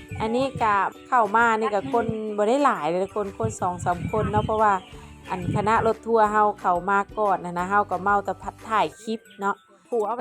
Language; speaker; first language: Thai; non-native, local second language; Lao